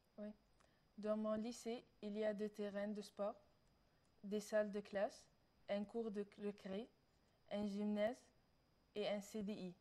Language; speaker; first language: French; non-native, learner; Arabic